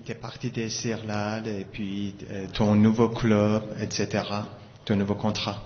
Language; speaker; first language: French; non-native, fluent; Persian